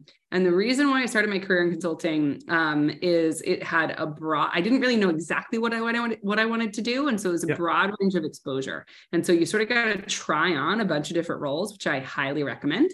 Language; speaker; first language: English; native; English